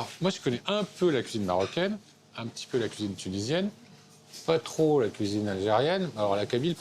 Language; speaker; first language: French; native; French